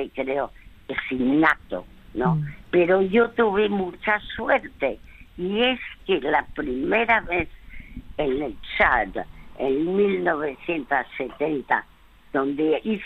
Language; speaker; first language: Spanish; early bilingual, other home language; French